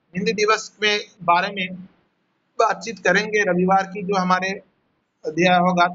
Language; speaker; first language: Hindi; non-native, local second language; Bangla